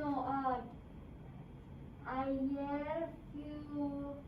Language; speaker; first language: Spanish; non-native, learner; English